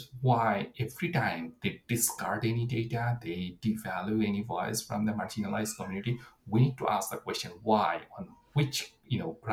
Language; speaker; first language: English; non-native, local second language; Bangla